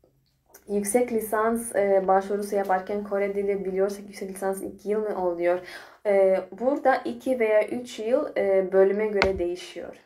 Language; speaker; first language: Turkish; non-native, fluent; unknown